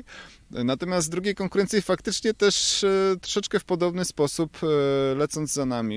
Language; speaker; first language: Polish; native; Polish